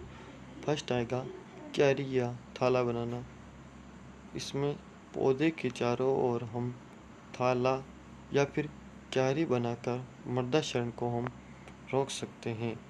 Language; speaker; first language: Hindi; native; Hindi